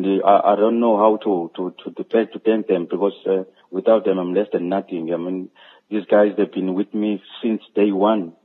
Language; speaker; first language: English; non-native, local second language; Zulu